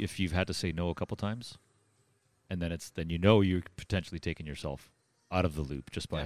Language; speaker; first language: English; native; English